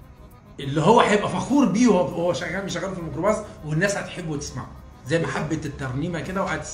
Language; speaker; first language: Arabic; native; Arabic